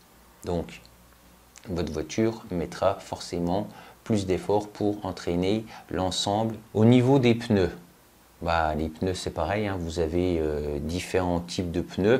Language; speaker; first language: French; native; French